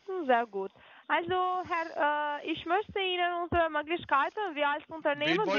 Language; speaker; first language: German; non-native, fluent; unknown